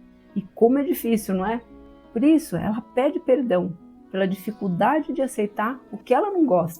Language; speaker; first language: Portuguese; native; Portuguese